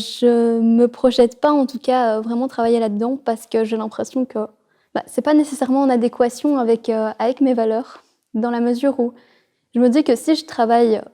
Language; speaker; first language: French; native; French